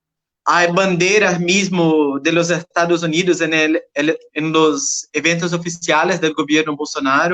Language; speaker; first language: Spanish; non-native, learner; Portuguese